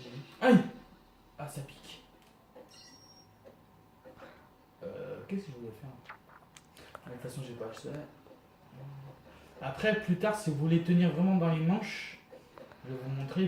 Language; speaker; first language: French; native; French